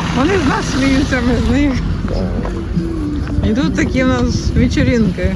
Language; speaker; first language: Polish; non-native, learner; Ukrainian